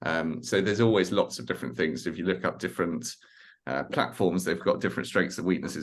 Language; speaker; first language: English; native; English